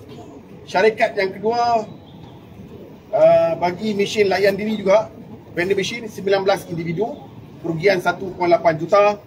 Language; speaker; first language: Malay; native; Malay